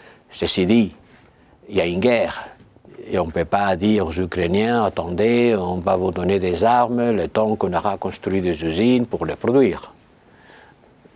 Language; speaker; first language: French; non-native, fluent; Spanish